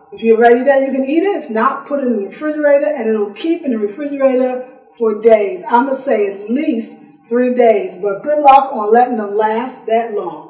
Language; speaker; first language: English; native; English